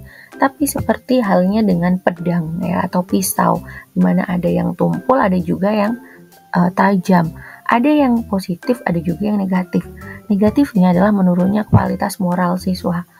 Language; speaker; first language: Indonesian; native; Indonesian